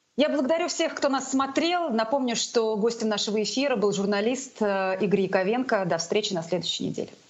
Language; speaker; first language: Russian; non-native, local second language; Tatar